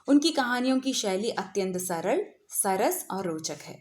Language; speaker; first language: Hindi; non-native, local second language; Malayalam